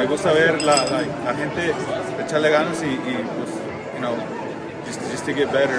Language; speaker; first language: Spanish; early bilingual, heritage; Spanish